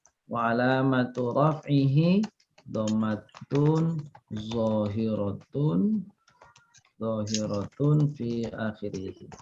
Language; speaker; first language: Arabic; non-native, fluent; Indonesian